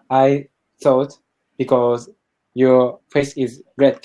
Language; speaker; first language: English; non-native, learner; Japanese